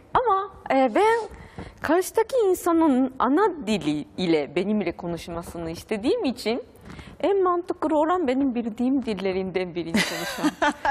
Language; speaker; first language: Turkish; non-native, fluent; Japanese